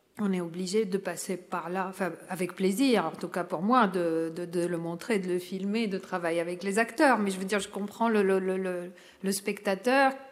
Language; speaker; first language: French; non-native, local second language; Arabic